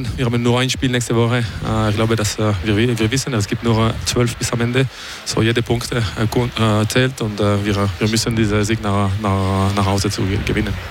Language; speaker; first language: German; non-native, local second language; French